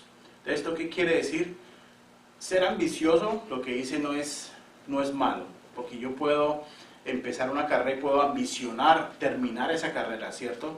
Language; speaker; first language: Spanish; native; Spanish